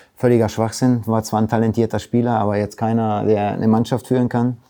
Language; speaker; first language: German; early bilingual, other home language; Polish